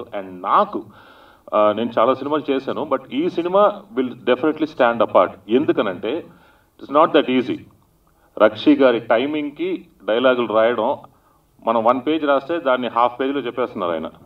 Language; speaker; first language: Telugu; native; Telugu